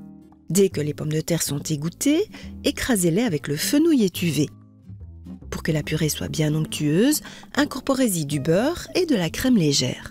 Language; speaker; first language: French; native; French